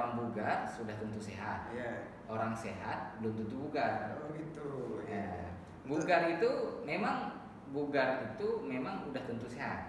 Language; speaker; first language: Indonesian; native; Indonesian